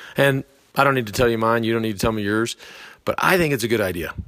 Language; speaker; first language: English; native; English